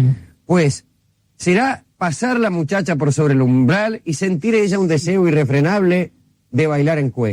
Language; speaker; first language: Spanish; native; Spanish